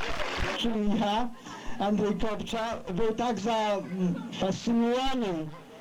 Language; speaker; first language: Polish; non-native, local second language; Rusyn